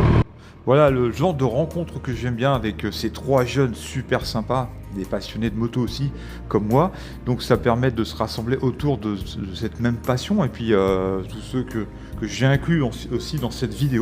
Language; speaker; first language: French; native; French